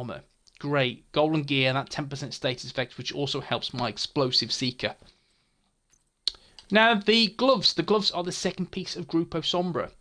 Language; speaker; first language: English; native; English